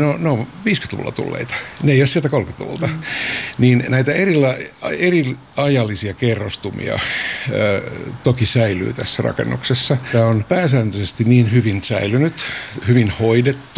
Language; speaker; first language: Finnish; native; Finnish